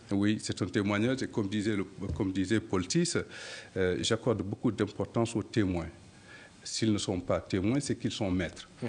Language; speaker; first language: French; non-native, local second language; Soninke